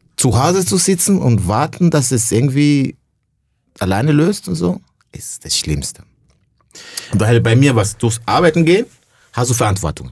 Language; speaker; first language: German; non-native, fluent; Rundi